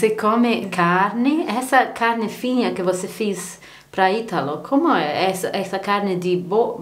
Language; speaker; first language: Portuguese; non-native, learner; Croatian